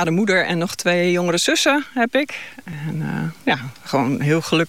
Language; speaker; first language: Dutch; native; Dutch